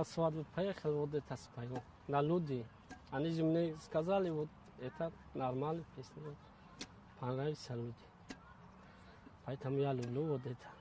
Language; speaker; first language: Russian; non-native, learner; Tajik